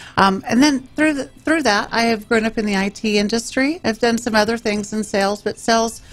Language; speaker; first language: English; native; English